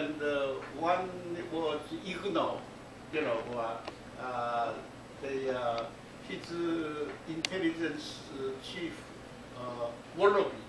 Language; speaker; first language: English; non-native, learner; Korean